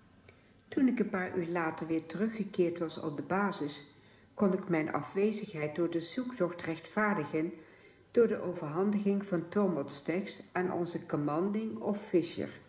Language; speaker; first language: Dutch; native; Dutch